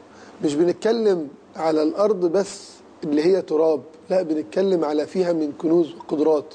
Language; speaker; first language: Arabic; native; Arabic